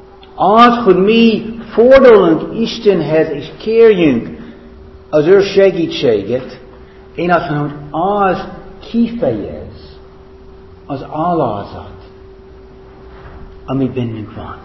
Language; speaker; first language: Hungarian; non-native, fluent; English